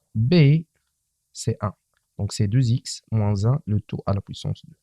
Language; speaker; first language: French; non-native, local second language; Arabic